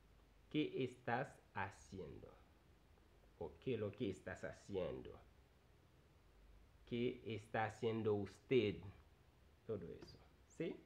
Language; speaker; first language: Spanish; non-native, fluent; Haitian Creole